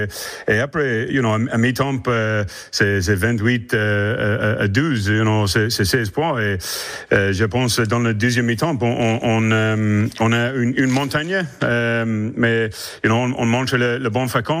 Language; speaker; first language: French; non-native, learner; English